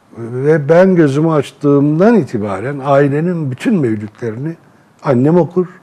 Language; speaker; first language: Turkish; non-native, local second language; Arabic